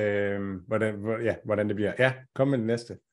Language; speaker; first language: Danish; native; Danish